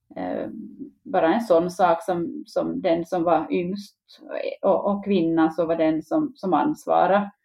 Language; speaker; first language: Swedish; native; Swedish